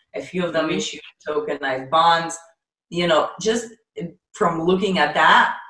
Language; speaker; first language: English; non-native, fluent; Ukrainian